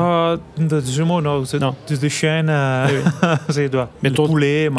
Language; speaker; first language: French; non-native, learner; Italian